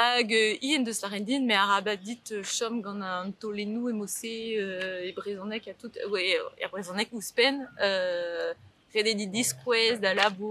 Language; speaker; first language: French; native; French